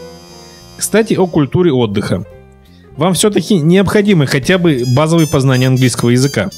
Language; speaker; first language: Russian; native; Russian